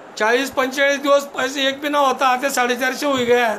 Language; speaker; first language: Hindi; non-native, local second language; Marathi